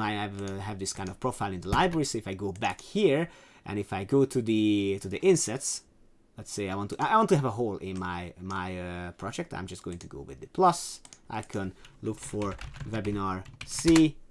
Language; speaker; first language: English; non-native, fluent; Hungarian